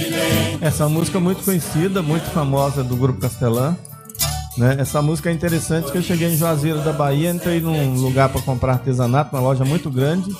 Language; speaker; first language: Portuguese; native; Portuguese